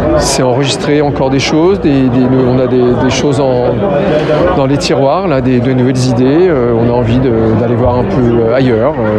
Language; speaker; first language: French; native; French